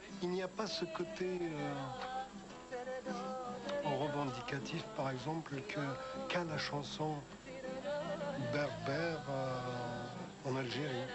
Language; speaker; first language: French; non-native, local second language; Arabic